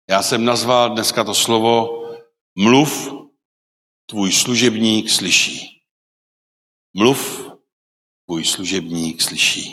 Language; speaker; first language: Czech; non-native, local second language; Polish